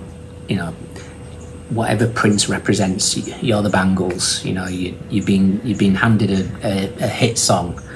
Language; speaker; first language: English; native; English